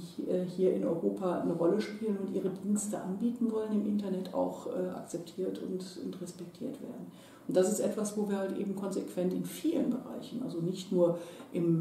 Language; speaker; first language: German; native; German